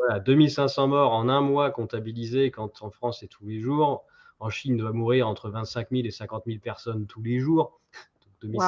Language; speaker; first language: French; native; French